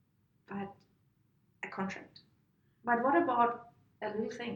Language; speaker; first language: English; non-native, fluent; German